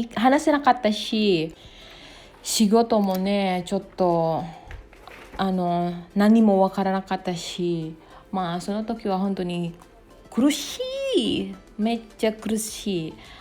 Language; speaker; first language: Japanese; non-native, learner; Indonesian